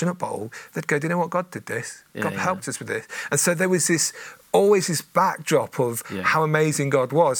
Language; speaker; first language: English; native; English